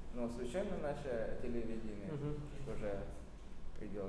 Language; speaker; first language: Russian; non-native, learner; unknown